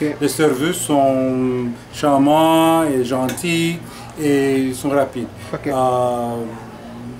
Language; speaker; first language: French; non-native, fluent; English